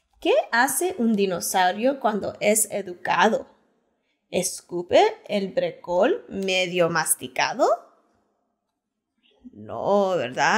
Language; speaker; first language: Spanish; early bilingual, heritage; Spanish